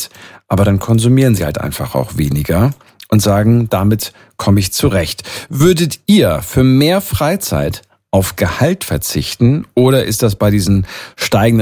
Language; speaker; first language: German; native; German